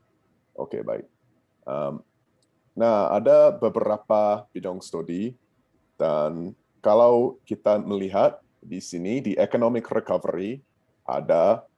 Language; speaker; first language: Indonesian; non-native, fluent; English